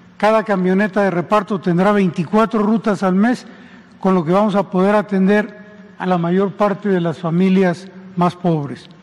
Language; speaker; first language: Spanish; native; Spanish